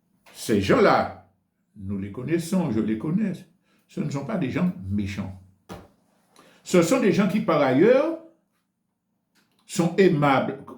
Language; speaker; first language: French; native; French